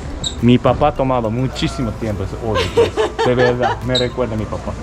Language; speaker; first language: Spanish; non-native, learner; Japanese